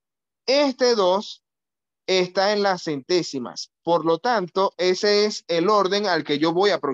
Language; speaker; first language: Spanish; native; Spanish